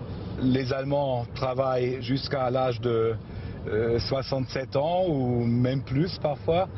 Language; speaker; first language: French; non-native, fluent; German